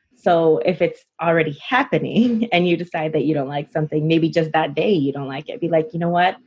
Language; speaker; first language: English; native; English